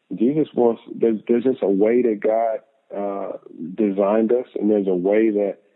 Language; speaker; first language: English; native; English